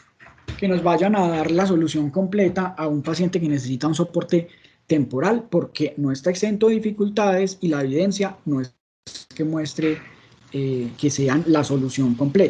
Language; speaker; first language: Spanish; native; Spanish